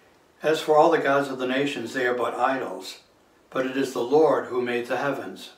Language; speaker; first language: English; native; English